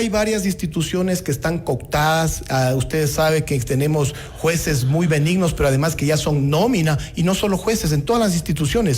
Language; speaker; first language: Spanish; native; Spanish